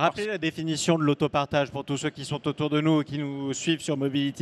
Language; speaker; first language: French; native; French